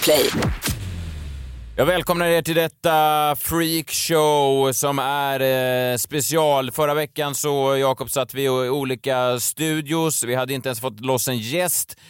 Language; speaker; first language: Swedish; native; Swedish